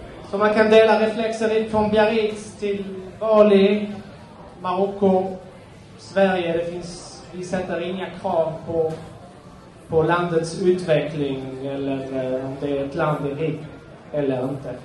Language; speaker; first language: Swedish; non-native, fluent; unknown